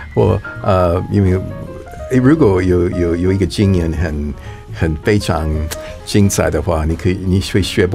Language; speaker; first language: Chinese; non-native, fluent; English